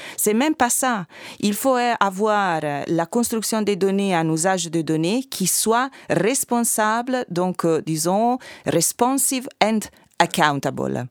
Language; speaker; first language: French; non-native, fluent; Italian